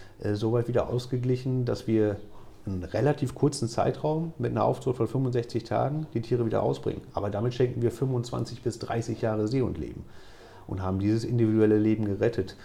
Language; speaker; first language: German; native; German